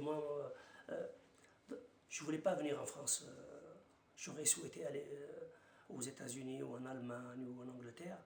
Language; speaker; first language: French; non-native, local second language; Arabic